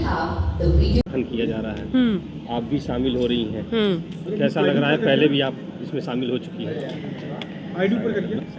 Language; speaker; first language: Hindi; native; Hindi